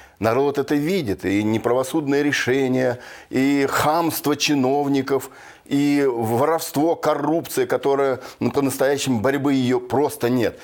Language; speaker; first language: Russian; native; Russian